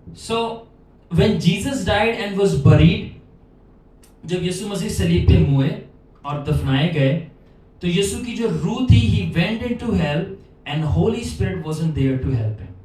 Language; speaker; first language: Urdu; native; Urdu